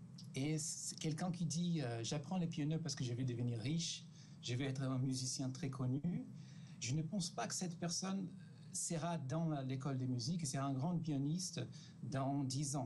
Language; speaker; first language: French; non-native, fluent; Portuguese